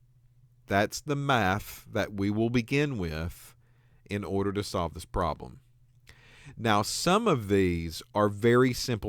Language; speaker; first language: English; native; English